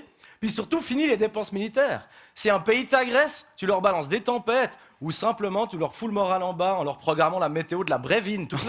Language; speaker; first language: French; native; French